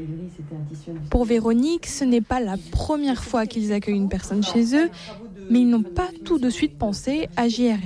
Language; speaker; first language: French; native; French